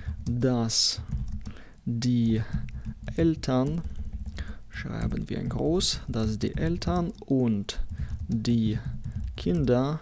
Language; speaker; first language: German; non-native, fluent; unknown